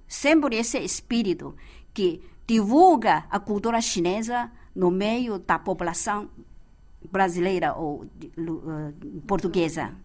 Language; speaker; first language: Portuguese; non-native, fluent; Chinese